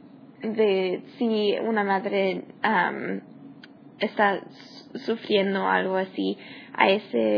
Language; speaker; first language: Spanish; non-native, learner; English